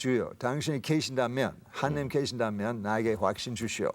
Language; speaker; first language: Korean; non-native, fluent; English